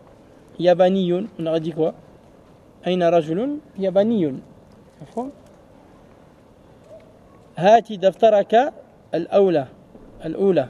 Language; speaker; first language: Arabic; non-native, fluent; French